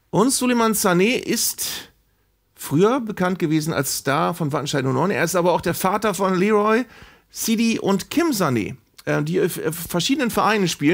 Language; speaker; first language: German; native; German